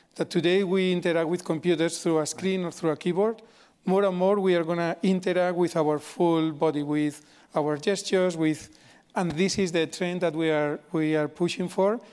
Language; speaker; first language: English; non-native, fluent; Spanish